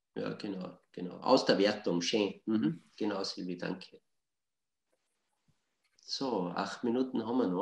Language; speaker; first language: German; native; German